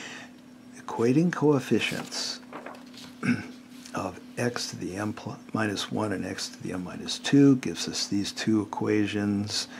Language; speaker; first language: English; native; English